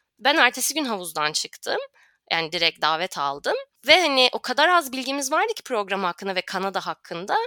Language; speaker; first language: Turkish; native; Turkish